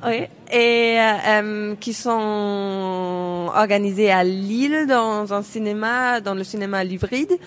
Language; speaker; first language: French; non-native, fluent; German